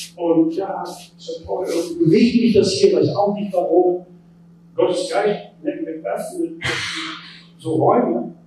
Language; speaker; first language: German; native; German